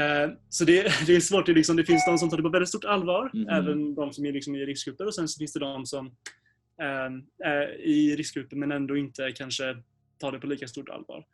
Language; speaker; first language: Swedish; native; Swedish